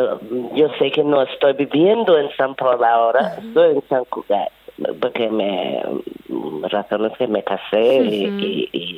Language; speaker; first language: Spanish; non-native, fluent; English